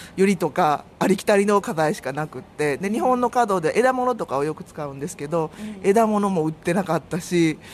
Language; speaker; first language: Japanese; native; Japanese